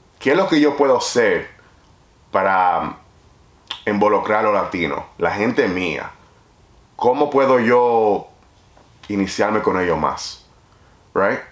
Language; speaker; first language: Spanish; native; Spanish